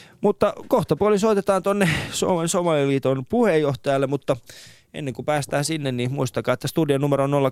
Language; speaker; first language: Finnish; non-native, fluent; Persian